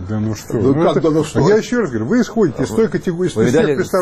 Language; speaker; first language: Russian; native; Russian